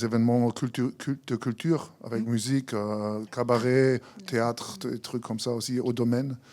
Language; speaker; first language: French; non-native, fluent; German